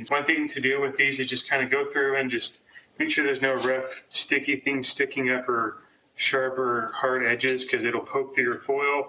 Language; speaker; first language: English; native; English